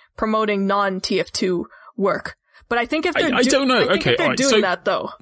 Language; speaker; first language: English; native; English